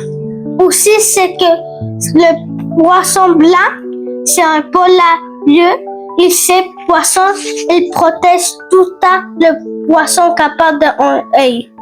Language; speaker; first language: French; non-native, learner; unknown